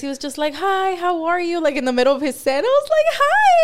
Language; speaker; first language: English; early bilingual, other home language; Spanish